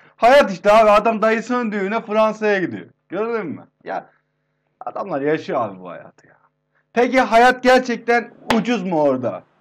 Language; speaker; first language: Turkish; native; Turkish